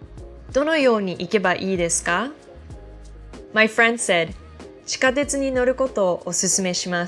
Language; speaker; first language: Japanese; non-native, fluent; English